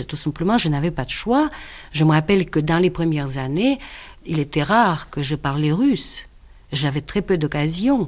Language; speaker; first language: French; non-native, fluent; Russian